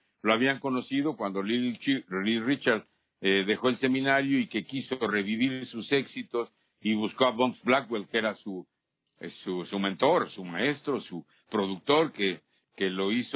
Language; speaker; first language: Spanish; native; Spanish